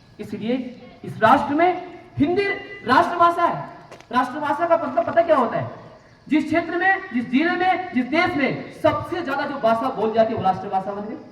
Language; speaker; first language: Hindi; native; Hindi